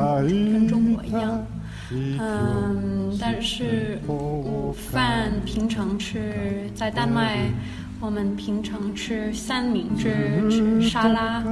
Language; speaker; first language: Chinese; non-native, learner; Danish